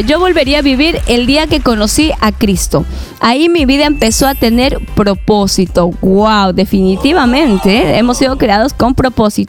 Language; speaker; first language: Spanish; native; Spanish